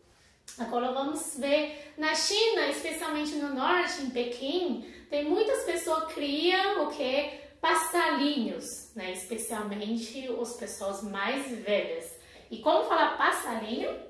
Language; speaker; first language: Portuguese; non-native, fluent; Chinese